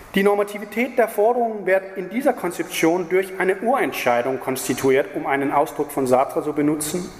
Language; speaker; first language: German; non-native, fluent; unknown